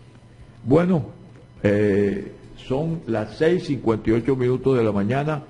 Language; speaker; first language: Spanish; native; Spanish